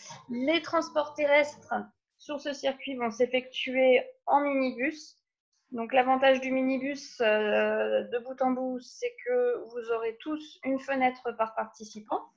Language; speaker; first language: French; native; French